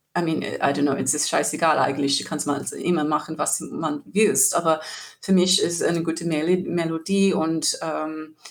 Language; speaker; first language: German; non-native, learner; English